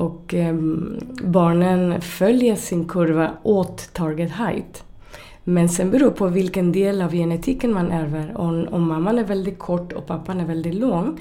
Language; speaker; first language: Swedish; non-native, fluent; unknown